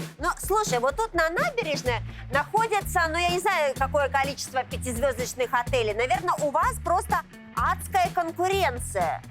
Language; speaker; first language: Russian; native; Russian